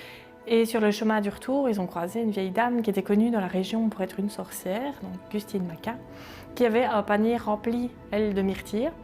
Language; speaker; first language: French; native; French